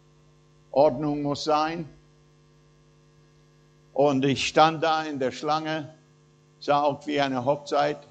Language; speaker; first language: German; non-native, fluent; English